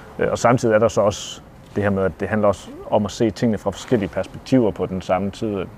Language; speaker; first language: Danish; native; Danish